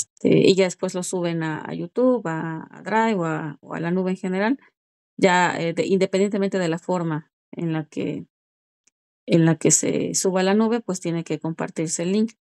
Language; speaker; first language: Spanish; native; Spanish